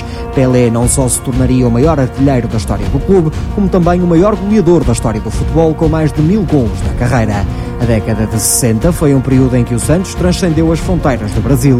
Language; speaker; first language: Portuguese; native; Portuguese